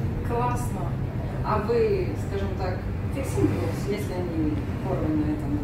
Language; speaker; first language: Russian; native; Russian